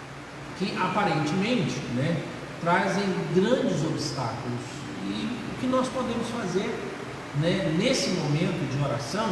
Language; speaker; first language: Portuguese; native; Portuguese